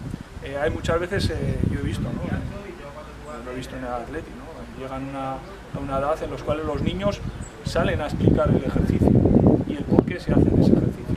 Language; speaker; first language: Spanish; native; Spanish